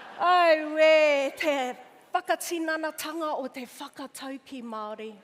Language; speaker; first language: Māori; non-native, local second language; English